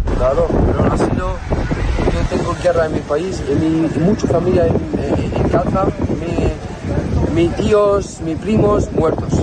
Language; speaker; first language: Spanish; non-native, learner; Arabic